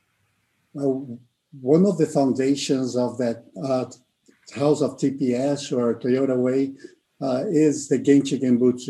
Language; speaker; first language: English; non-native, fluent; Portuguese